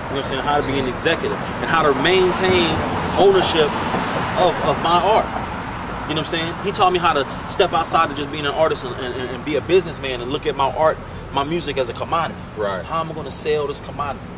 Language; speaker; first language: English; native; English